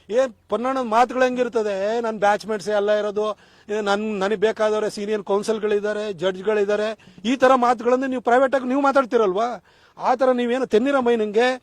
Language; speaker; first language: Kannada; native; Kannada